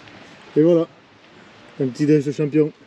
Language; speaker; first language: French; native; French